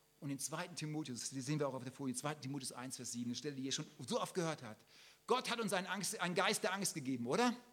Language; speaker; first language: German; native; German